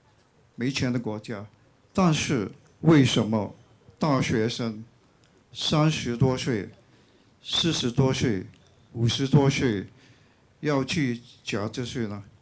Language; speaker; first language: Chinese; non-native, local second language; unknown